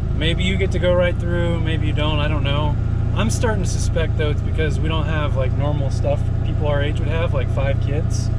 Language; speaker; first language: English; native; English